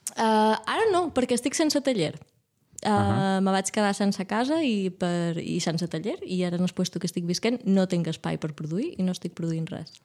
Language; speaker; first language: Catalan; native; Catalan